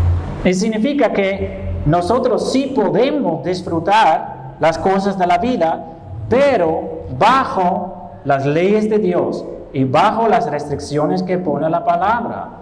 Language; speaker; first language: Spanish; non-native, fluent; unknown